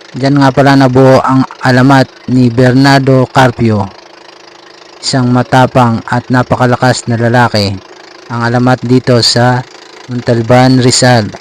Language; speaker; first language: Filipino; native; Filipino